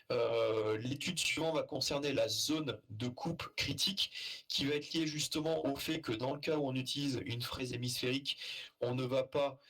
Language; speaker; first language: French; native; French